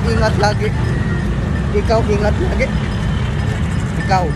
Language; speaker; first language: Filipino; non-native, learner; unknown